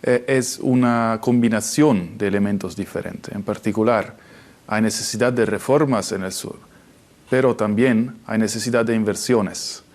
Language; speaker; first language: Spanish; non-native, fluent; Italian